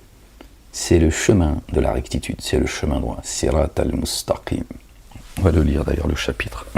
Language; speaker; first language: French; native; French